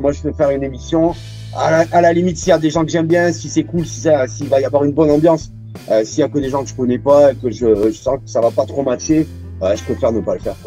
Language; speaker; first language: French; native; French